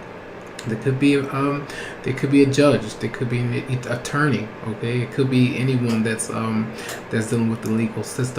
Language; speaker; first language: English; native; English